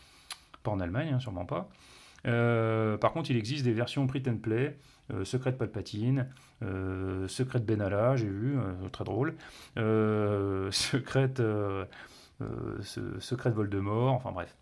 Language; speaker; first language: French; native; French